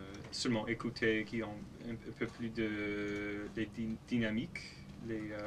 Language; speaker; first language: French; non-native, local second language; English